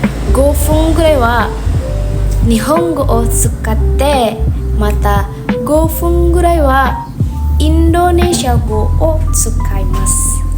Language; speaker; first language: Japanese; non-native, learner; Indonesian